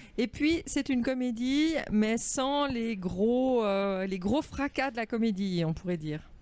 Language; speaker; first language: French; native; French